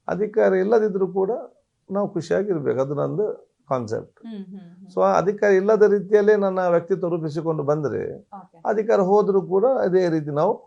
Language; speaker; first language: Kannada; non-native, local second language; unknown